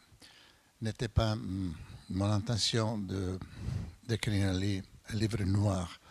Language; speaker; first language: French; non-native, fluent; Italian